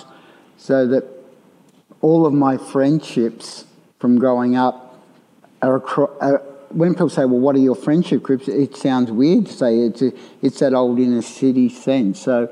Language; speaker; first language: English; native; English